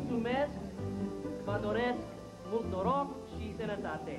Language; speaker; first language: Romanian; non-native, learner; English